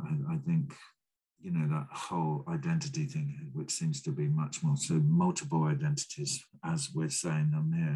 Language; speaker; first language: English; native; English